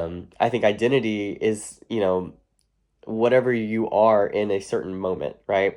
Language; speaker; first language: English; native; English